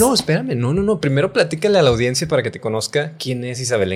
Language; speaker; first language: Spanish; native; Spanish